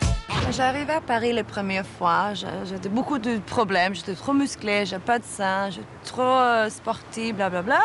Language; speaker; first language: French; non-native, fluent; Swedish